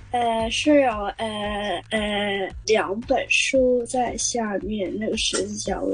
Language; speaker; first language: Chinese; non-native, local second language; Cantonese